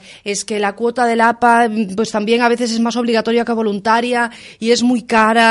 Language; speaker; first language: Spanish; native; Spanish